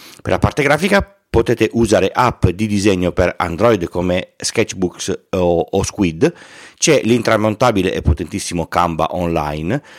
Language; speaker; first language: Italian; native; Italian